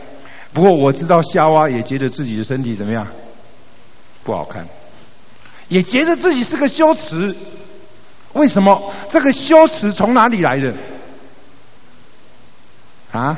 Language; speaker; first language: Chinese; native; Chinese